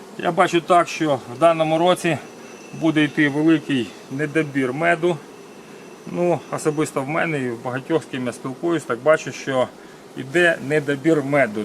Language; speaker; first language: Ukrainian; non-native, local second language; Russian